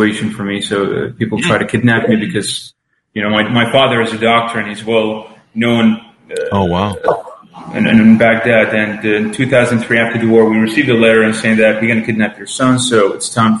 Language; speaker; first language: English; non-native, fluent; Arabic